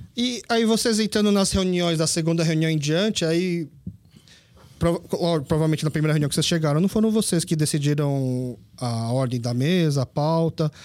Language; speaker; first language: Portuguese; early bilingual, other home language; Korean